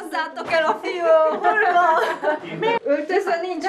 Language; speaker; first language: Hungarian; non-native, fluent; Korean